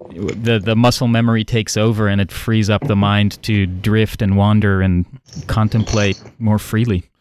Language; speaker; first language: English; non-native, fluent; Dutch